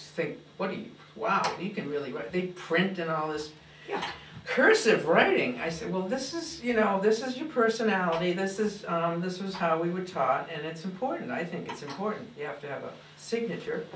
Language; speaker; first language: English; native; English